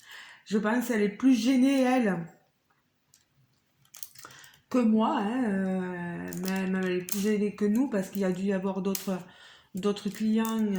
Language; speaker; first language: French; native; French